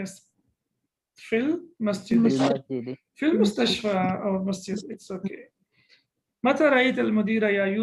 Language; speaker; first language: Arabic; non-native, fluent; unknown